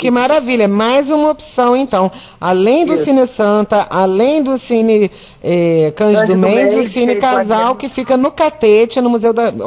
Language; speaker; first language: Portuguese; native; Portuguese